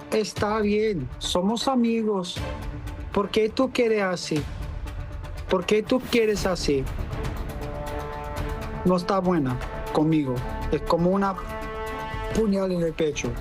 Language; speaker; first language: Spanish; non-native, learner; English